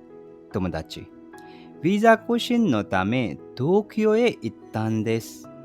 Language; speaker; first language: Japanese; non-native, fluent; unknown